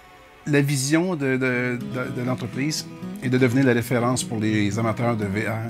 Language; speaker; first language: French; native; French